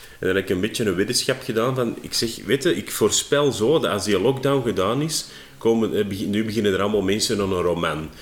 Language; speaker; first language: Dutch; native; Dutch